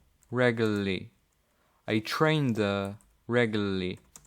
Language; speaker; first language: English; non-native, fluent; Polish